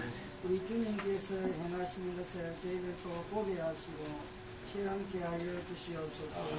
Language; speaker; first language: Korean; native; Korean